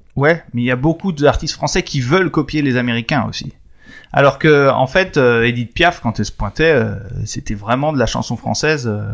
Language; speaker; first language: French; native; French